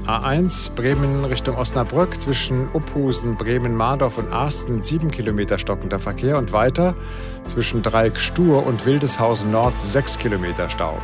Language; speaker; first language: German; native; German